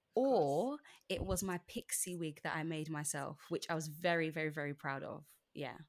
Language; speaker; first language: English; native; English